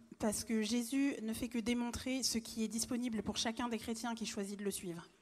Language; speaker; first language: French; native; French